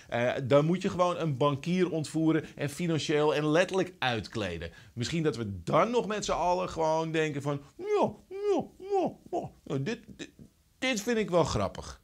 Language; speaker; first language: Dutch; native; Dutch